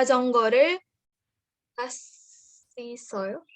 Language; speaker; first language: Korean; non-native, learner; Indonesian